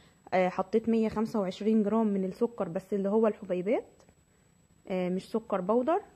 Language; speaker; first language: Arabic; native; Arabic